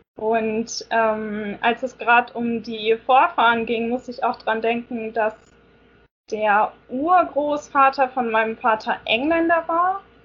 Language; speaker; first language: German; native; German